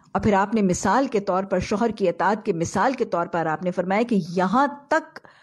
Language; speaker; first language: Urdu; native; Urdu